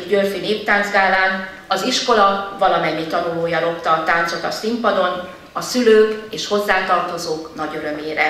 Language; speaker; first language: Hungarian; native; Hungarian